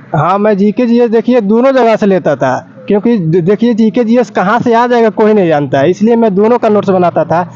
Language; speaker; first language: Hindi; native; Hindi